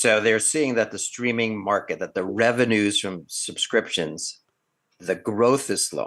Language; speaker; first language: English; native; English